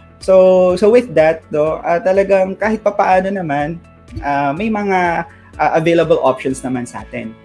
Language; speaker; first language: Filipino; native; Filipino